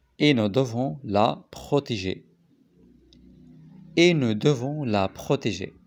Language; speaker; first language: French; non-native, local second language; Arabic